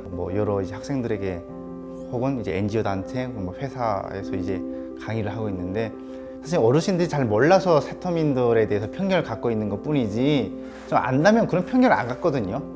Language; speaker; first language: Korean; native; Korean